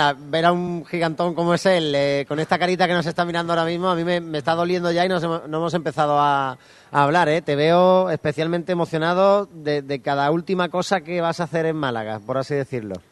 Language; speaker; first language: Spanish; native; Spanish